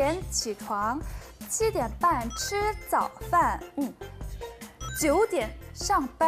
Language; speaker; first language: Chinese; non-native, learner; Korean